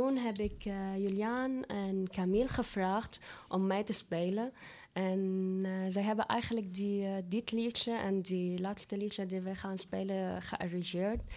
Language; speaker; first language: Dutch; non-native, fluent; Arabic